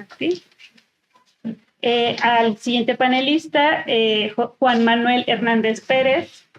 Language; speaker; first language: Spanish; native; Spanish